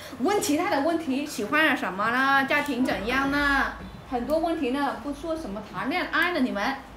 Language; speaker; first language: Chinese; non-native, fluent; Vietnamese